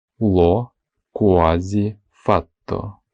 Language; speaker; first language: Italian; non-native, fluent; Ukrainian